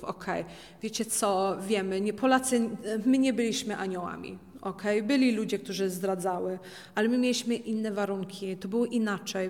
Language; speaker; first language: Polish; early bilingual, heritage; Polish